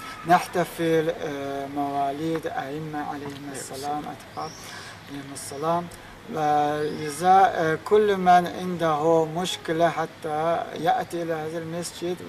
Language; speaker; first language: Arabic; non-native, fluent; Azerbaijani